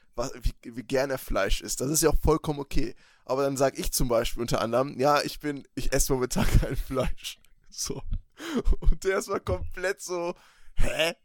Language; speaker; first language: German; early bilingual, other home language; Turkish